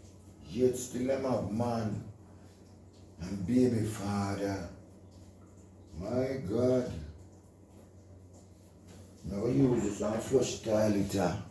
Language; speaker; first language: English; non-native, local second language; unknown